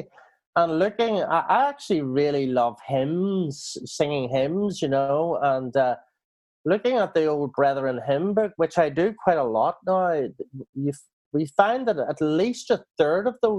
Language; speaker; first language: English; native; English